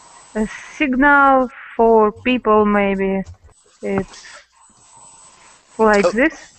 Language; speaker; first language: English; non-native, learner; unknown